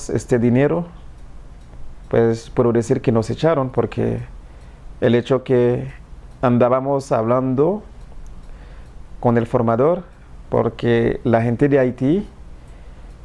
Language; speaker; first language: Spanish; non-native, fluent; Haitian Creole